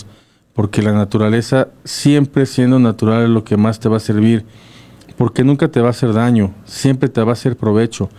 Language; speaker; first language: Spanish; native; Spanish